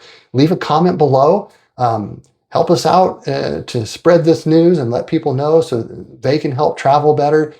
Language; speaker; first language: English; native; English